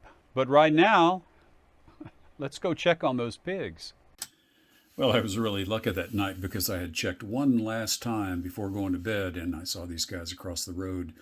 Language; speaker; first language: English; native; English